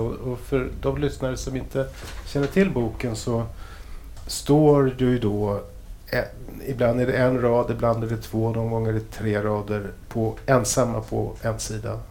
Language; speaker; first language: Swedish; native; Swedish